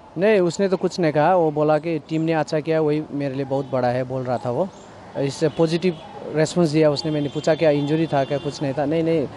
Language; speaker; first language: Hindi; non-native, local second language; Nepali